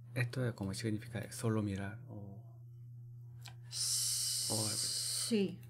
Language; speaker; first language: Spanish; non-native, learner; Korean